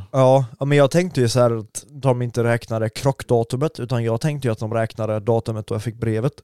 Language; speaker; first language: Swedish; early bilingual, other home language; German